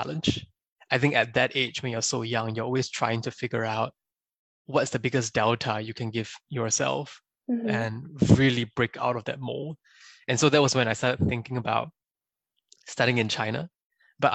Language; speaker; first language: English; native; English